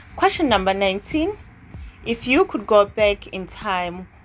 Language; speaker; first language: English; non-native, local second language; Zulu